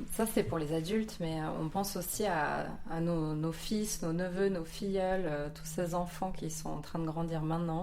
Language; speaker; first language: French; native; French